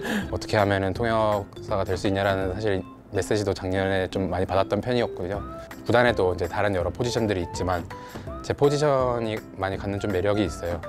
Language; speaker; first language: Korean; early bilingual, heritage; Korean